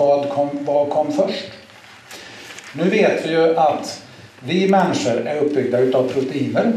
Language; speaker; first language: Swedish; native; Swedish